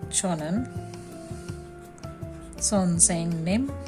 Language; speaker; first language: Korean; non-native, fluent; Hindi